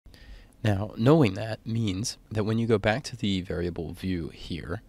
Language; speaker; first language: English; native; English